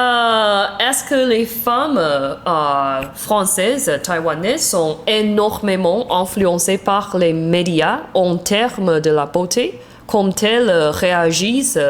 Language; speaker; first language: French; non-native, learner; Chinese